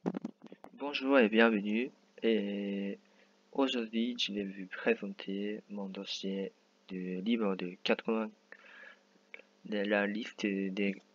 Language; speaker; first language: French; non-native, fluent; Japanese